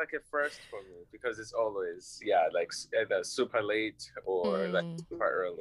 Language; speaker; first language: English; non-native, local second language; North Ndebele